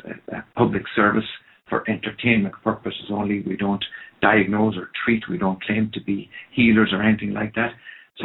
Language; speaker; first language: English; non-native, local second language; Irish